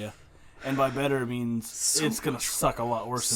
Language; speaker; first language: English; native; English